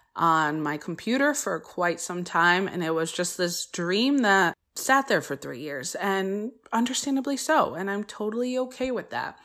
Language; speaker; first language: English; early bilingual, other home language; Polish